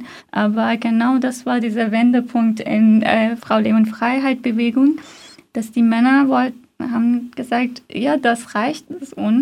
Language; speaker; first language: German; non-native, fluent; Persian